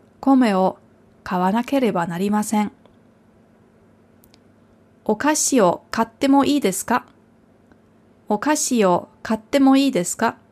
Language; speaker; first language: Japanese; non-native, fluent; German